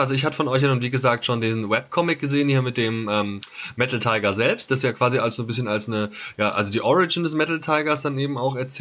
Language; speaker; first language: German; native; German